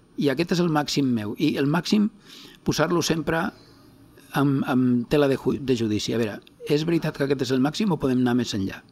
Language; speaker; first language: Catalan; non-native, local second language; Spanish